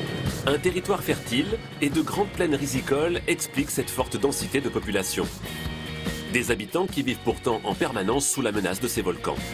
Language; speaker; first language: French; native; French